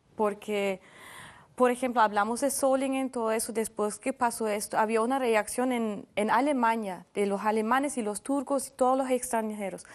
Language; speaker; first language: Spanish; non-native, fluent; Turkish